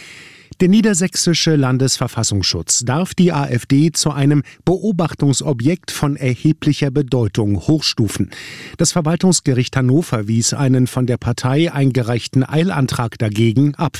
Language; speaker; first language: German; native; German